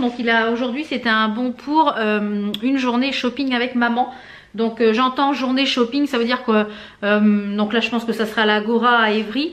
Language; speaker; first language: French; native; French